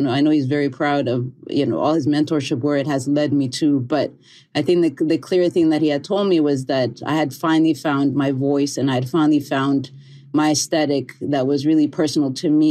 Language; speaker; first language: English; native; English